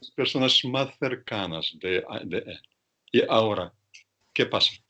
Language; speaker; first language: Spanish; non-native, fluent; Russian